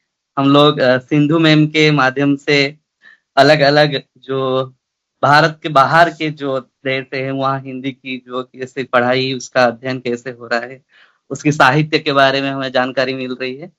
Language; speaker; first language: Hindi; non-native, local second language; Odia